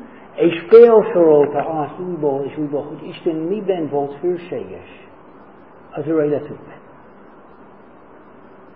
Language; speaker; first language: Hungarian; non-native, fluent; English